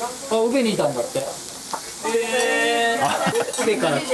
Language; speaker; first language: Japanese; native; Japanese